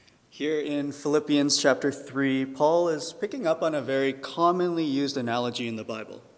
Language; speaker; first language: English; early bilingual, other home language; Chinese